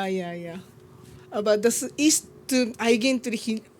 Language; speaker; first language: German; non-native, learner; Japanese